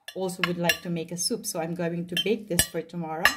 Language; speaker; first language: English; non-native, local second language; Filipino